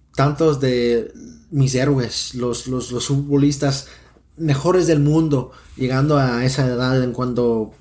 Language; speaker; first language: Spanish; early bilingual, other home language; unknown